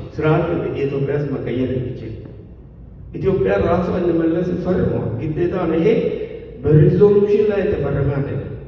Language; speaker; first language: Amharic; non-native, local second language; Sidamo